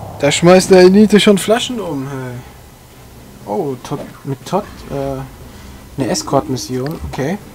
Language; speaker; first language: German; native; German